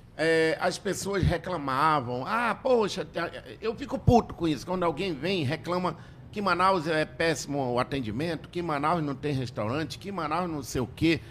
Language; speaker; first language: Portuguese; native; Portuguese